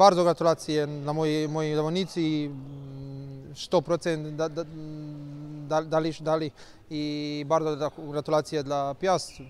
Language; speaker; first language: Polish; non-native, learner; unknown